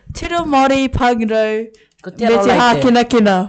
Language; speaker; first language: Māori; non-native, local second language; English